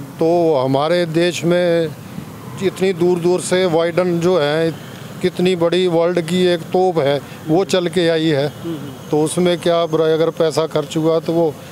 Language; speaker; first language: Hindi; native; Hindi